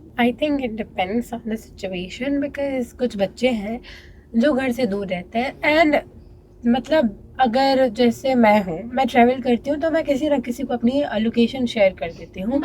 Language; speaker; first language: Urdu; non-native, local second language; Sindhi